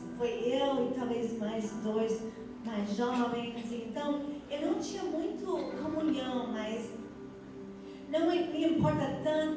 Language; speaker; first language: Portuguese; non-native, fluent; English